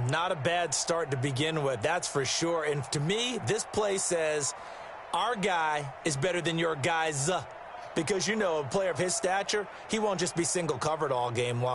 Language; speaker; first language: English; native; English